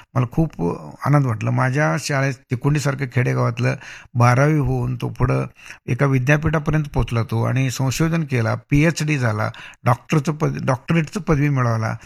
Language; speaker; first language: Marathi; non-native, local second language; Kannada